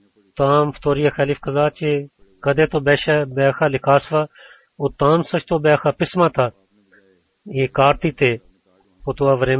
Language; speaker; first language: Bulgarian; non-native, learner; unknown